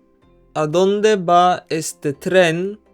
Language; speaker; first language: Spanish; non-native, fluent; English